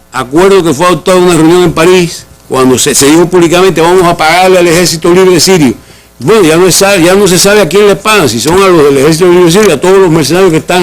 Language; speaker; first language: Spanish; native; Spanish